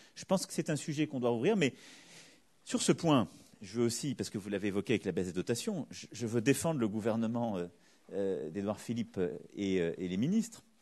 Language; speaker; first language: French; native; French